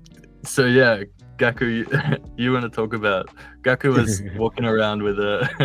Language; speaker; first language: English; native; English